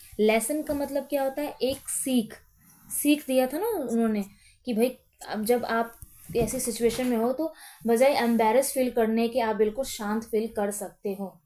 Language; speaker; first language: Hindi; native; Hindi